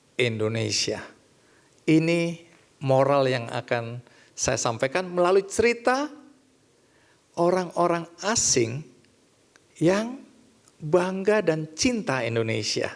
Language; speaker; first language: Indonesian; native; Indonesian